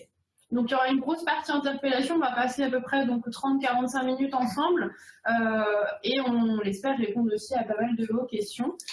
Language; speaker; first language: French; native; French